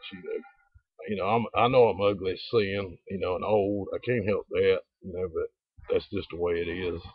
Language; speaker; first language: English; native; English